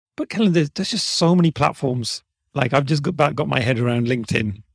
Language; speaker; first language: English; native; English